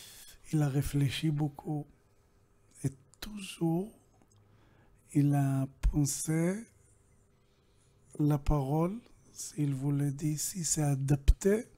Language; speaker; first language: French; non-native, learner; Hebrew